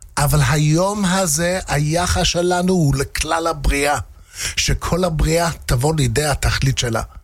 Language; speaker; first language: Hebrew; non-native, fluent; English